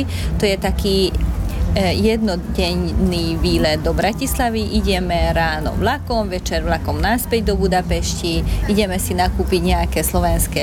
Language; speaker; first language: Slovak; non-native, local second language; Hungarian